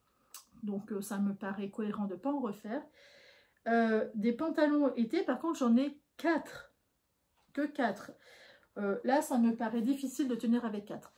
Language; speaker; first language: French; native; French